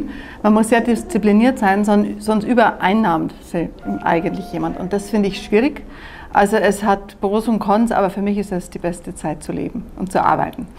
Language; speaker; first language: German; native; German